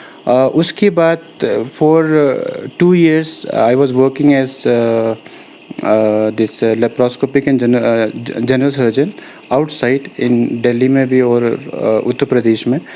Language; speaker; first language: Hindi; non-native, local second language; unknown